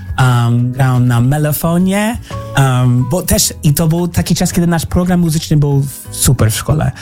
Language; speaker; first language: Polish; early bilingual, heritage; English